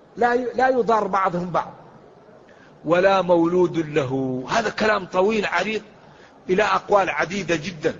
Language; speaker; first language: Arabic; native; Arabic